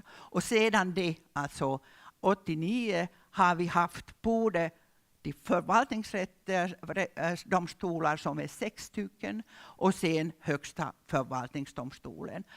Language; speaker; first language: Swedish; non-native, local second language; Finnish